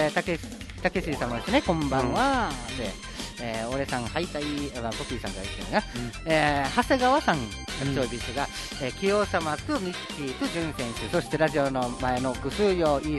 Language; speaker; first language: Japanese; native; Japanese